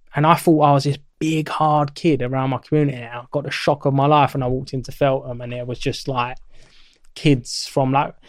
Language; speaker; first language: English; native; English